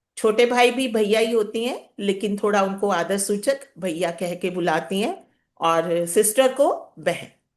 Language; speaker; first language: Hindi; native; Hindi